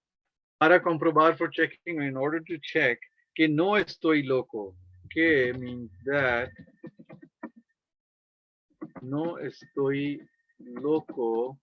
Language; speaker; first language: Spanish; non-native, fluent; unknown